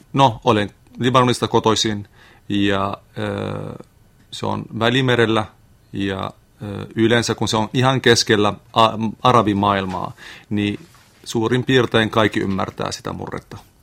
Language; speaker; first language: Finnish; non-native, fluent; Arabic